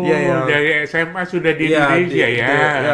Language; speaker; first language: Indonesian; native; Indonesian